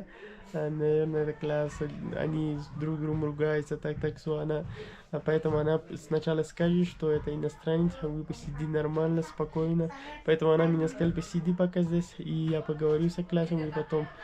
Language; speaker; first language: Russian; non-native, learner; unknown